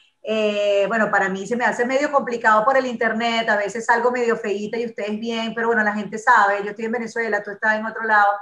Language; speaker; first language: Spanish; native; Spanish